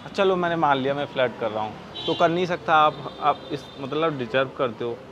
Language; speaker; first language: Hindi; native; Hindi